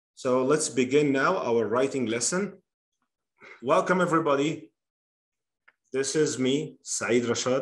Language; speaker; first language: English; non-native, fluent; Arabic